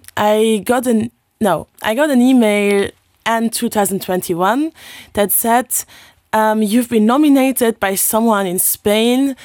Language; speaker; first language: English; non-native, fluent; Luxembourgish